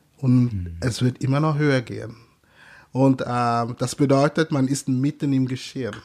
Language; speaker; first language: German; non-native, fluent; English